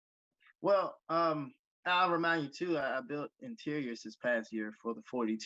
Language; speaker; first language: English; native; English